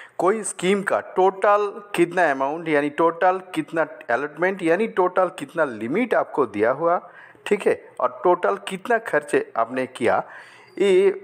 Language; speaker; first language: Hindi; non-native, local second language; Bangla